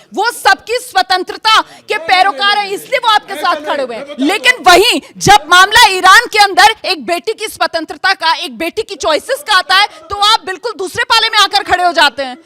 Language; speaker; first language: Hindi; native; Hindi